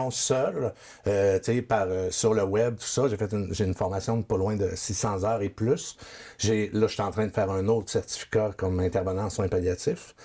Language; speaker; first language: French; native; French